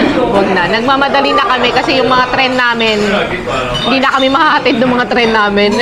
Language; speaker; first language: Filipino; native; Filipino